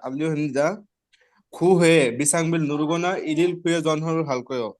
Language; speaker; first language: Korean; non-native, learner; Bangla